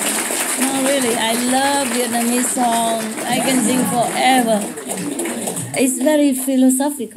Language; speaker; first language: English; non-native, fluent; Vietnamese